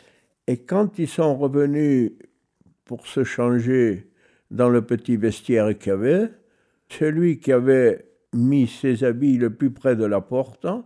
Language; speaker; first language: French; native; French